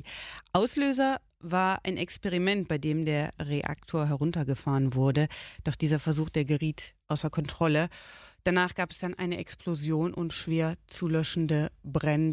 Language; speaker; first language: German; native; German